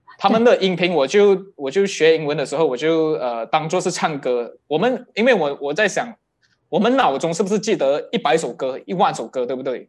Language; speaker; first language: Chinese; native; Chinese